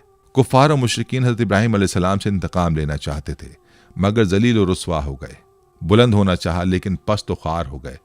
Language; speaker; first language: Urdu; native; Urdu